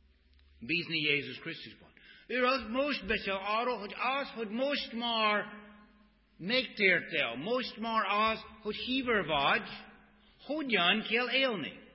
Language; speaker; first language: Hungarian; non-native, fluent; English